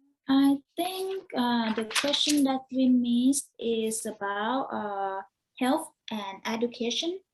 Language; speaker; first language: English; non-native, learner; Thai